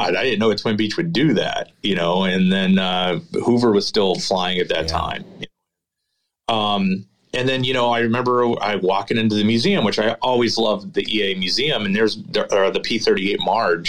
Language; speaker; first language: English; native; English